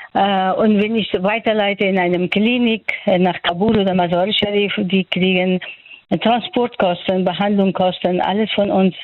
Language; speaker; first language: German; non-native, fluent; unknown